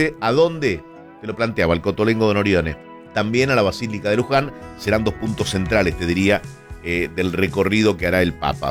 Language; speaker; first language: Spanish; native; Spanish